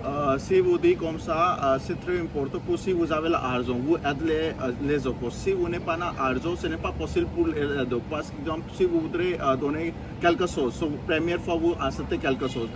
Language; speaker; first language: French; non-native, learner; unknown